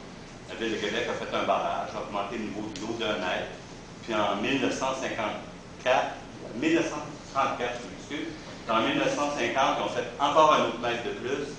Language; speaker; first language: French; native; French